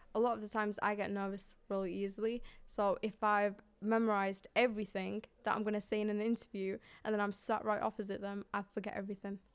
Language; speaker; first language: English; native; English